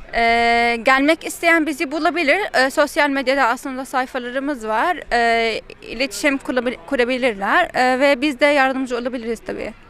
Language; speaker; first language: Turkish; non-native, fluent; Adyghe